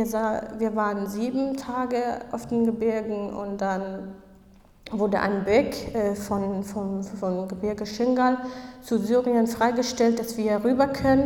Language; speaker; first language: German; non-native, fluent; Kurdish